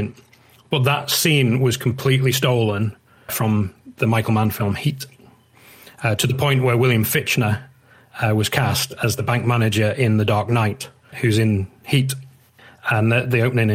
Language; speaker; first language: English; native; English